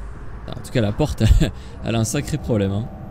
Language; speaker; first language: French; native; French